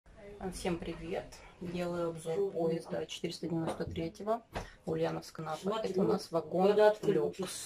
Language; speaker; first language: Russian; native; Russian